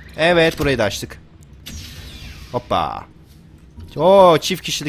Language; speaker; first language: Turkish; native; Turkish